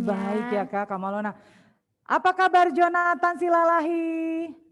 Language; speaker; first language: Indonesian; native; Indonesian